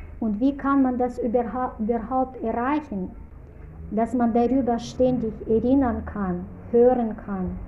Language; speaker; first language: German; non-native, fluent; Russian